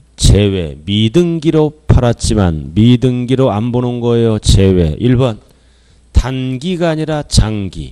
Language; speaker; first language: Korean; native; Korean